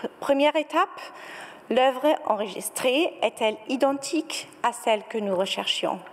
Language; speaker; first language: French; non-native, fluent; German